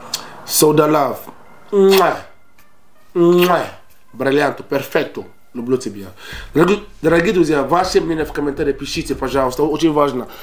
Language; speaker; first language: Russian; non-native, learner; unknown